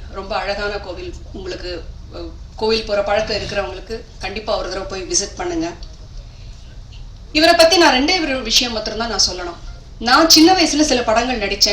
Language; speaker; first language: Tamil; native; Tamil